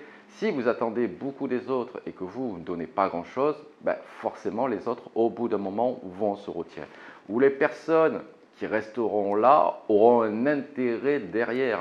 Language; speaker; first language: French; native; French